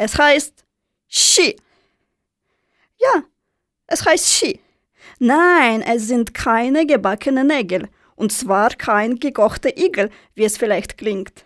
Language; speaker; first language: German; non-native, fluent; Russian